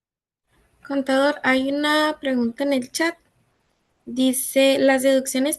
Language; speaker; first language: Spanish; native; Spanish